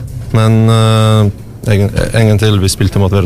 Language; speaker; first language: Norwegian; non-native, learner; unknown